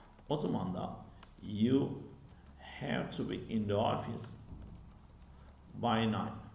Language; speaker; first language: English; non-native, fluent; Turkish